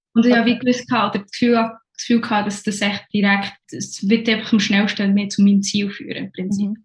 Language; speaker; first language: German; early bilingual, other home language; Arabic